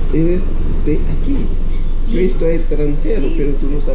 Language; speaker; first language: Spanish; non-native, learner; Haitian Creole